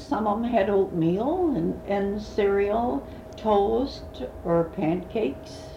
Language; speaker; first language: English; early bilingual, other home language; Swedish